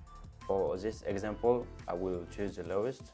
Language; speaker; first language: English; non-native, fluent; French